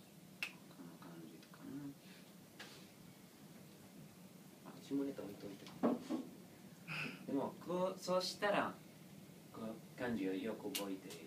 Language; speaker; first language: Japanese; non-native, learner; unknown